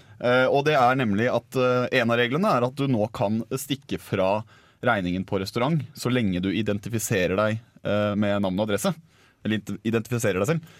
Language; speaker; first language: Norwegian; native; Norwegian